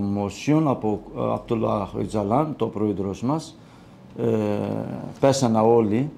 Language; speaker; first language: Greek; non-native, learner; Kurdish